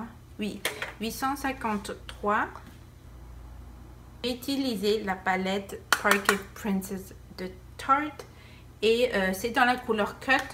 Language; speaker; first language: French; non-native, fluent; Spanish